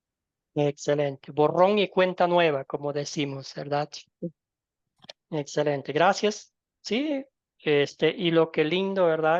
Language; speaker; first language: Spanish; native; Spanish